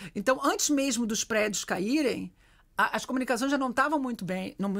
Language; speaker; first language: Portuguese; native; Portuguese